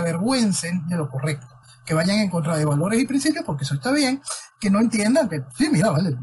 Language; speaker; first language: Spanish; native; Spanish